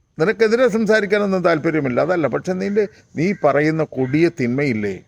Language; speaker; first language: Malayalam; native; Malayalam